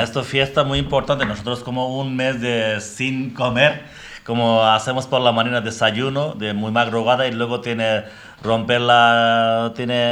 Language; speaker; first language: Spanish; non-native, learner; Bangla